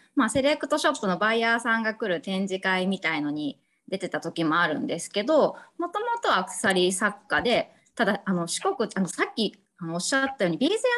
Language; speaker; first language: Japanese; native; Japanese